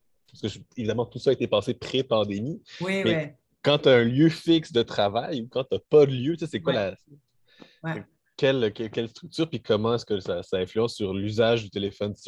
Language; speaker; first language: French; native; French